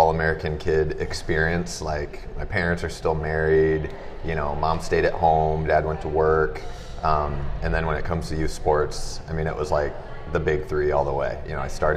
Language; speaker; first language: English; native; English